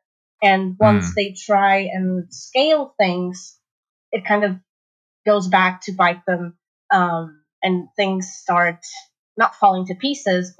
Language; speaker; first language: English; non-native, fluent; Portuguese